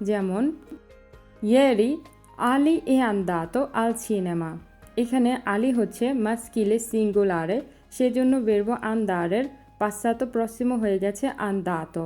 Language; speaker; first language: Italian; non-native, fluent; Bangla